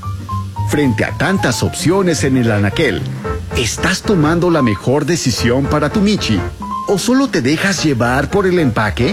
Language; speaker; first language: Spanish; native; Spanish